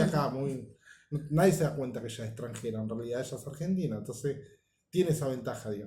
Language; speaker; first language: Spanish; native; Spanish